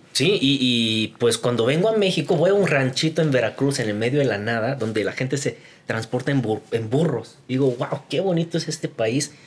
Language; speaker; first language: Spanish; early bilingual, other home language; Korean